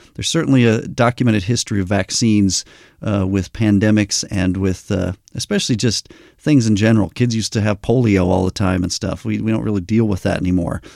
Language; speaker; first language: English; native; English